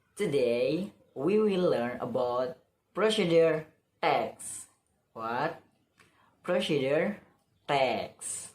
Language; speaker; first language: English; non-native, learner; Indonesian